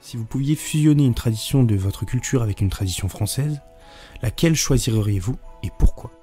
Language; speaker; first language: French; native; French